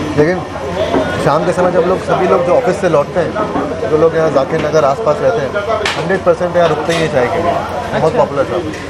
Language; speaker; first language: Hindi; native; Hindi